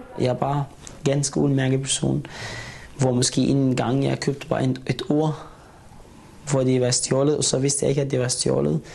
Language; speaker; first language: Danish; non-native, fluent; Arabic